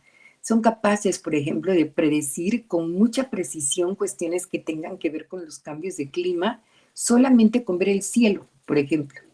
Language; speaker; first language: Spanish; native; Spanish